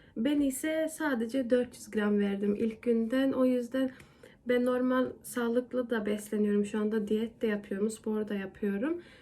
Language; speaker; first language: Turkish; early bilingual, heritage; Turkish